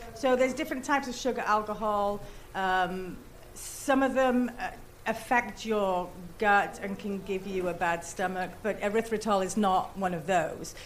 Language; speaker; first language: English; native; English